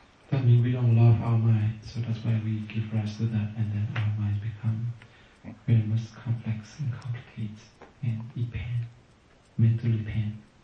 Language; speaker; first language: English; non-native, fluent; Vietnamese